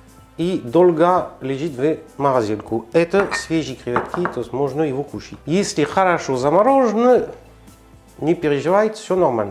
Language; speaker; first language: Russian; non-native, learner; French